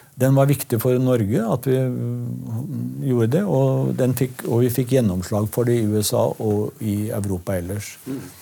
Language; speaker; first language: Norwegian; native; Norwegian